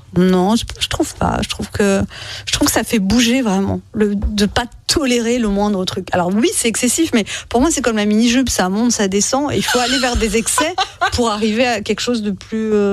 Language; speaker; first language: French; native; French